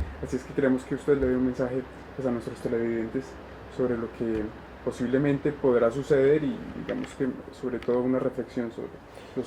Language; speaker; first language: Spanish; native; Spanish